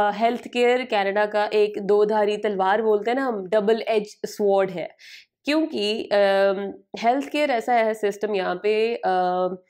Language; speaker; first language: Hindi; native; Hindi